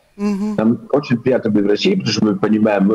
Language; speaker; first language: Russian; early bilingual, heritage; Russian